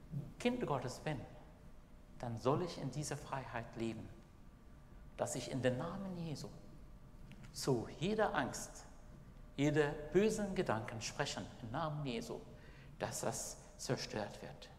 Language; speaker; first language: German; non-native, fluent; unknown